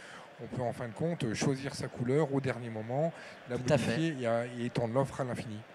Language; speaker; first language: French; native; French